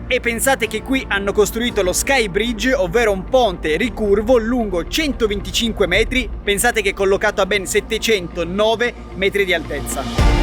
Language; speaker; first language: Italian; native; Italian